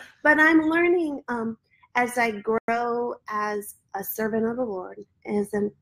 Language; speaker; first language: English; native; English